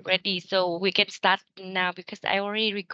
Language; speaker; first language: English; non-native, learner; Vietnamese